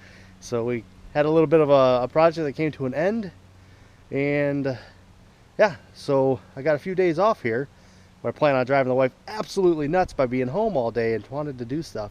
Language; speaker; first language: English; native; English